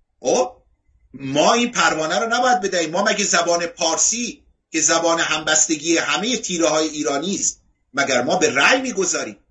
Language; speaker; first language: Persian; non-native, local second language; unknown